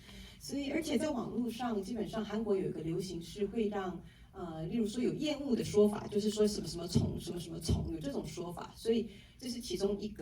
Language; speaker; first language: Chinese; native; Chinese